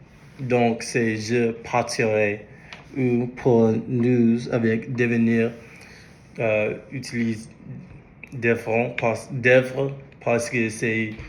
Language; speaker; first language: French; non-native, learner; English